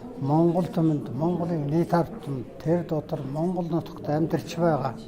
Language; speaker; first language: Mongolian; non-native, local second language; Kazakh